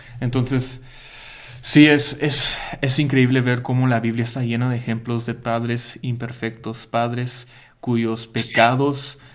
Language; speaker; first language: Spanish; early bilingual, heritage; Spanish